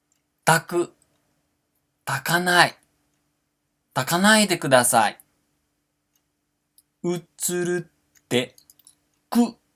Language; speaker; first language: Japanese; non-native, fluent; Portuguese